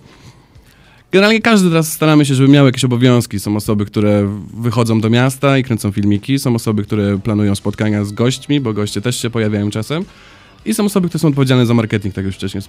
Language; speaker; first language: Polish; native; Polish